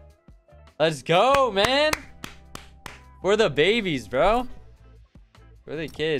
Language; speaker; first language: English; native; English